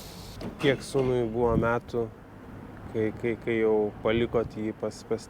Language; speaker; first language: Lithuanian; native; Lithuanian